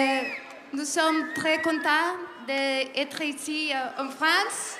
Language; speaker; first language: French; non-native, learner; Spanish